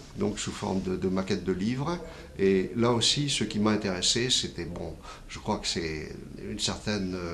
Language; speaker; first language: French; native; French